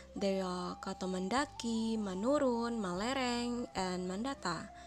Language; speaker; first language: English; non-native, fluent; Indonesian